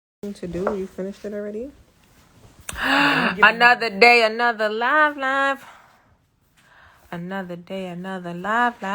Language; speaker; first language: English; native; English